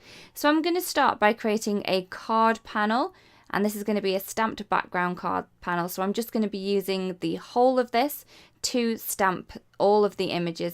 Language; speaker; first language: English; native; English